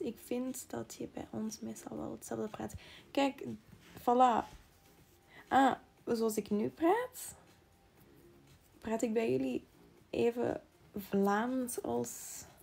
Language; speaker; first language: Dutch; native; Dutch